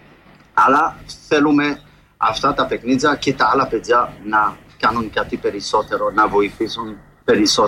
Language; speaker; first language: Greek; non-native, fluent; French